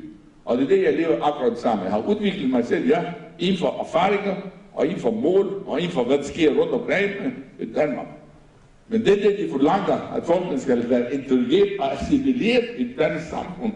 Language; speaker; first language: Danish; non-native, fluent; Arabic